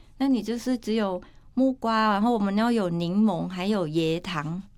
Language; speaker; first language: Chinese; non-native, fluent; Thai